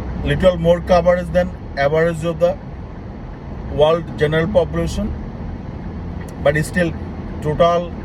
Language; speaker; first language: English; non-native, local second language; Bangla